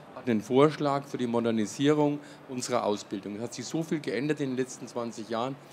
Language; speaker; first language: German; native; German